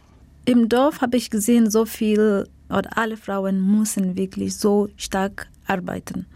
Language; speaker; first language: German; non-native, fluent; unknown